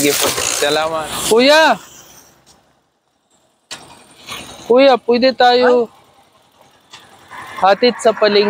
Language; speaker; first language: Filipino; non-native, learner; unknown